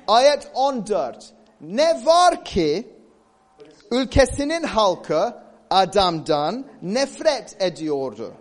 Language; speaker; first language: Turkish; non-native, fluent; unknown